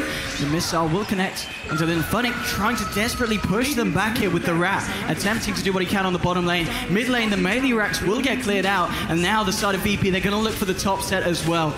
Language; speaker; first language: English; native; English